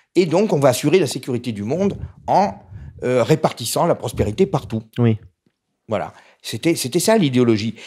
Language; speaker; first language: French; native; French